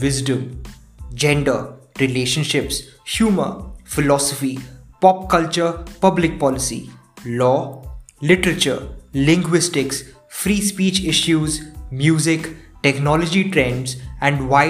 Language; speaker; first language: English; non-native, local second language; Hindi